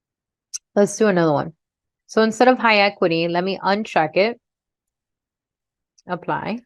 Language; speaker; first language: English; native; English